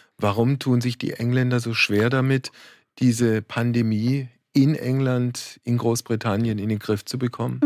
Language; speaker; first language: German; native; German